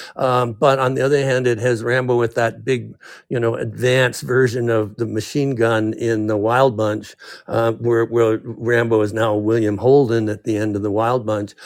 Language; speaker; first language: English; native; English